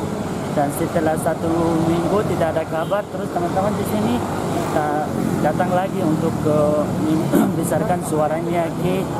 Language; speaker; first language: Indonesian; non-native, fluent; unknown